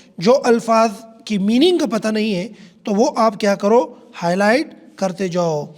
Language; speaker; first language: Urdu; non-native, local second language; Pashto